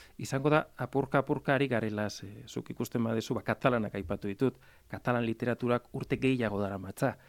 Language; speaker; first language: Basque; native; Basque